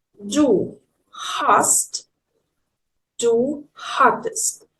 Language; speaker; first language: German; non-native, learner; Ukrainian